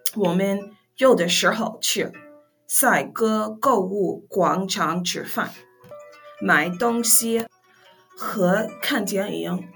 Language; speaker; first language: Chinese; non-native, learner; English